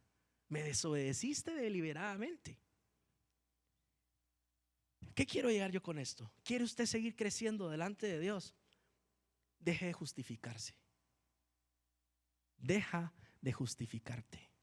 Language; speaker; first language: Spanish; native; Spanish